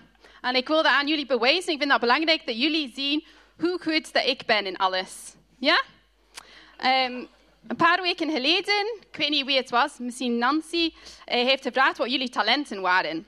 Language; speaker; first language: Dutch; non-native, fluent; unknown